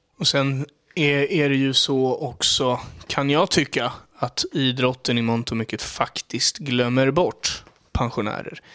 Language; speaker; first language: Swedish; native; Swedish